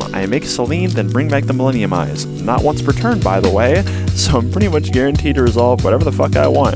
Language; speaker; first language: English; native; English